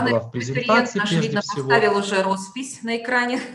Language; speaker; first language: Russian; native; Russian